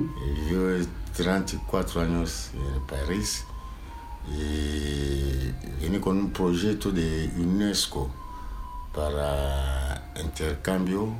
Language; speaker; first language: Spanish; non-native, learner; Lingala